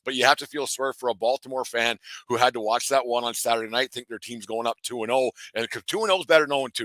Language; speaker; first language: English; native; English